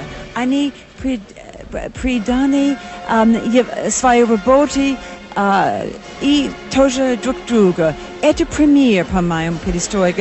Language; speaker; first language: Russian; non-native, learner; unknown